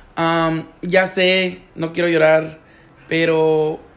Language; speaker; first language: Spanish; early bilingual, heritage; Spanish